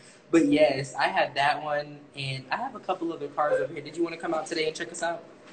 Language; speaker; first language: English; native; English